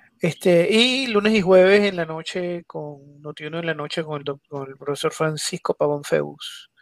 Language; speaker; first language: Spanish; native; Spanish